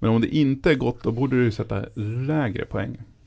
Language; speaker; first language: Swedish; native; Swedish